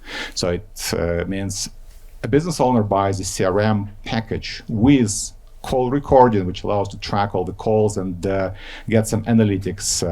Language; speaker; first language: English; non-native, fluent; Ukrainian